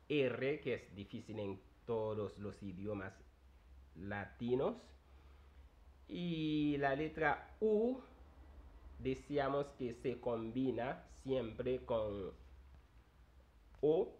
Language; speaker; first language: Spanish; non-native, fluent; Haitian Creole